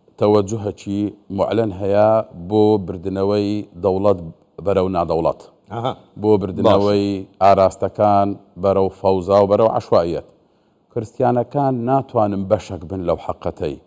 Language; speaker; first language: Central Kurdish; non-native, local second language; Assyrian Neo-Aramaic